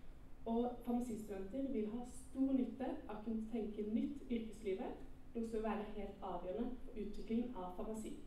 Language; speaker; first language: Norwegian; native; Norwegian